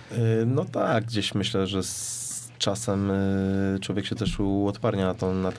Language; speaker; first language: Polish; native; Polish